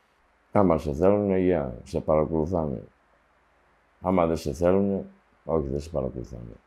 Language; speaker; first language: Greek; early bilingual, heritage; Greek